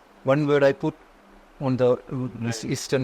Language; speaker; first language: English; non-native, local second language; Konkani